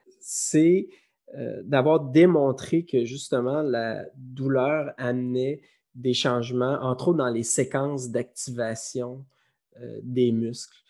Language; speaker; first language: French; native; French